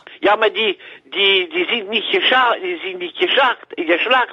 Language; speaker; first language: German; non-native, learner; French